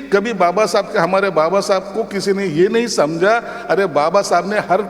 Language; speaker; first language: Hindi; non-native, local second language; Marathi